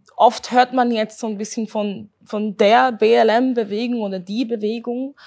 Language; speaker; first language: German; native; German